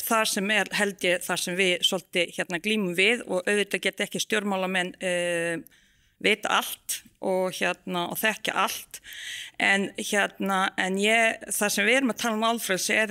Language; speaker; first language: Icelandic; non-native, fluent; Bosnian